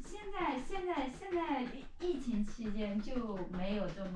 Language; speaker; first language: Chinese; native; Chinese